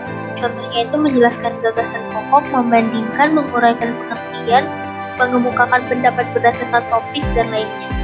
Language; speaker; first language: Indonesian; native; Indonesian